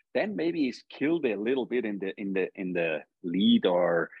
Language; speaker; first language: English; non-native, fluent; German